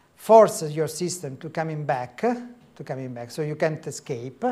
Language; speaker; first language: English; non-native, fluent; Italian